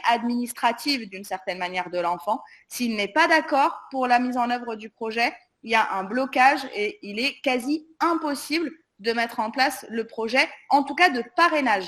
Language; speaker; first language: French; native; French